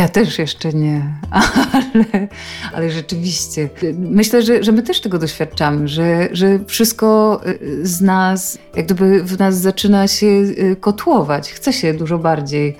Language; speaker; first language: Polish; native; Polish